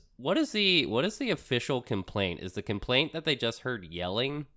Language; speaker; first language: English; early bilingual, other home language; Spanish